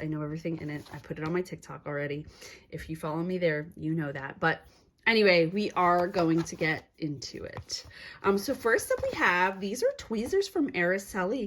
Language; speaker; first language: English; native; English